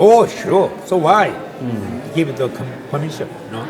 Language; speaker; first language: English; non-native, learner; Korean